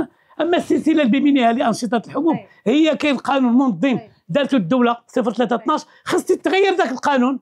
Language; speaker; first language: Arabic; native; Arabic